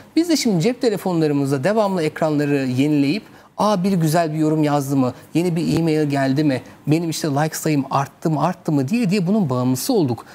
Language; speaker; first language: Turkish; native; Turkish